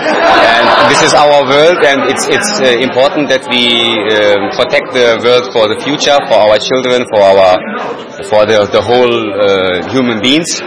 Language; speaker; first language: English; non-native, learner; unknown